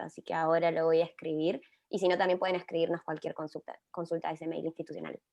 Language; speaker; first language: Spanish; native; Spanish